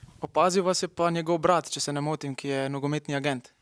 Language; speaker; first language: Slovenian; native; Slovenian